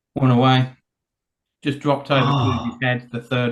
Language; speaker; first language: English; native; English